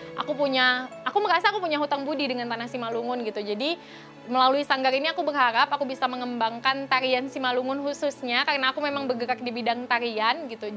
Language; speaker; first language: Indonesian; native; Indonesian